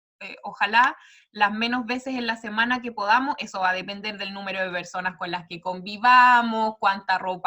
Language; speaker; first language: Spanish; native; Spanish